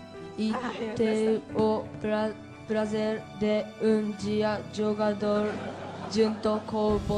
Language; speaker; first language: Portuguese; non-native, learner; Japanese